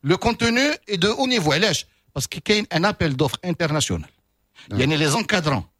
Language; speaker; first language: French; non-native, local second language; Arabic